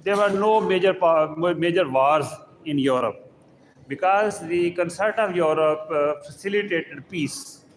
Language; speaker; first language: English; non-native, local second language; Urdu